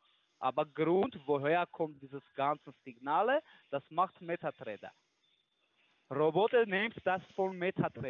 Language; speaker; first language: German; non-native, learner; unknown